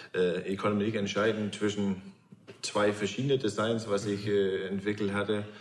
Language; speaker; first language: German; non-native, fluent; Danish